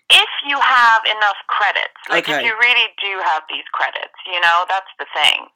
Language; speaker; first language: English; native; English